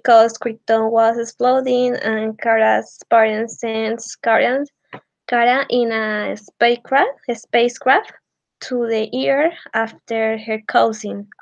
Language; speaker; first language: English; non-native, learner; Spanish